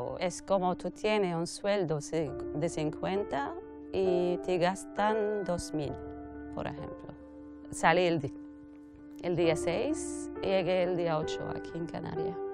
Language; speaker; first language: Spanish; non-native, fluent; Arabic